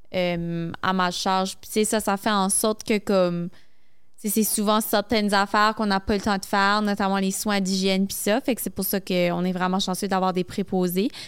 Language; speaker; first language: French; native; French